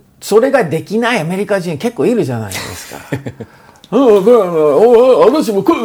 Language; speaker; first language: Japanese; non-native, fluent; English